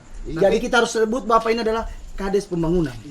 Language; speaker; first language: Indonesian; native; Indonesian